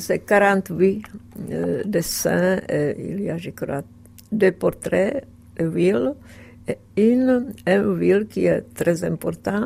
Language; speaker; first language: French; non-native, fluent; Czech